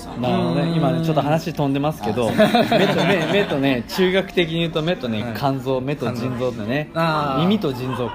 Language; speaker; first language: Japanese; native; Japanese